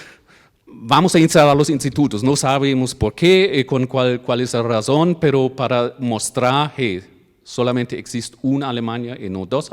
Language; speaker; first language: Spanish; non-native, fluent; German